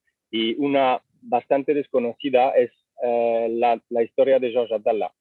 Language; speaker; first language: Spanish; non-native, fluent; French